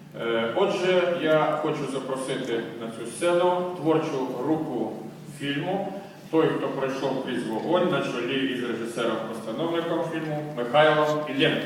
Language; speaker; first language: Ukrainian; native; Ukrainian